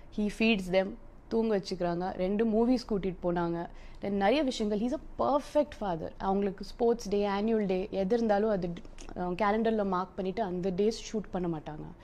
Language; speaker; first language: Tamil; non-native, fluent; Punjabi